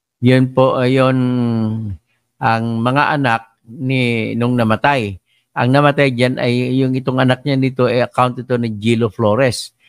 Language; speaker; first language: Filipino; non-native, local second language; Cebuano